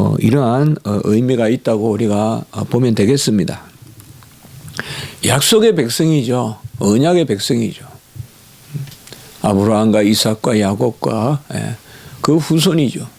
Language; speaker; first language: Korean; native; Korean